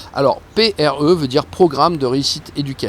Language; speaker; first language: French; native; French